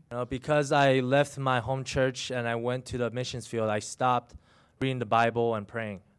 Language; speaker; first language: English; early bilingual, other home language; Chinese